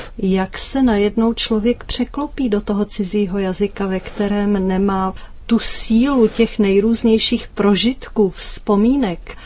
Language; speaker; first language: Czech; native; Czech